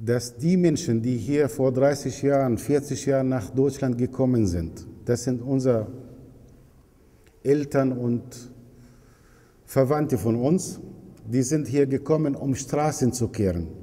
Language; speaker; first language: German; non-native, fluent; Arabic